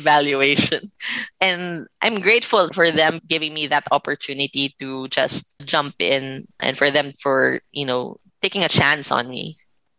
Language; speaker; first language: English; non-native, local second language; Filipino